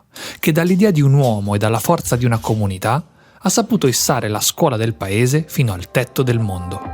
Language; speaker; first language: Italian; native; Italian